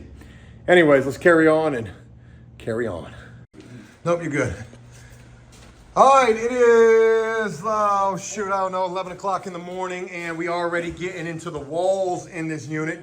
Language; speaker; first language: English; native; English